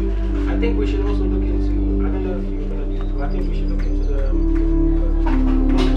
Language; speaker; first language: English; native; English